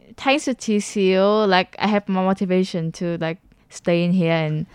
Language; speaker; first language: English; non-native, learner; Vietnamese